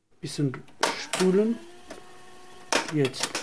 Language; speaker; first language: German; non-native, learner; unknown